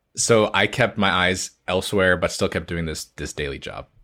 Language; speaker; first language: English; native; English